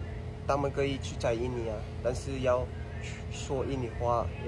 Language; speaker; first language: Chinese; non-native, learner; Indonesian